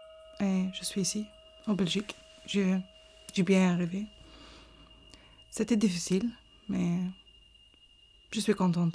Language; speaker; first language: French; non-native, learner; Arabic